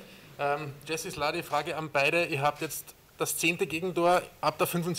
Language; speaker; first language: German; native; German